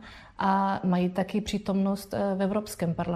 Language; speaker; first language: Czech; non-native, fluent; Spanish